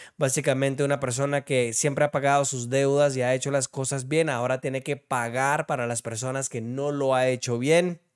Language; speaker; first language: Spanish; early bilingual, heritage; Spanish